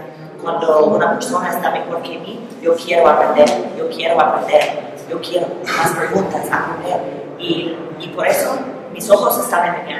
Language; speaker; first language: Spanish; non-native, learner; English